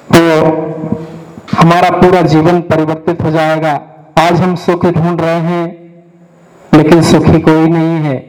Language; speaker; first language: Hindi; native; Hindi